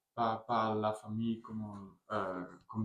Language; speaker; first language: French; non-native, learner; Spanish